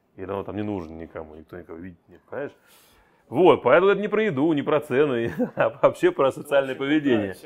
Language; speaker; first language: Russian; native; Russian